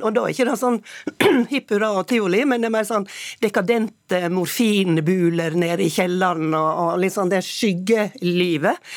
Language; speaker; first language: Norwegian; native; Norwegian